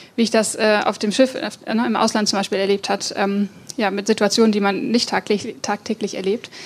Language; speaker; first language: German; native; German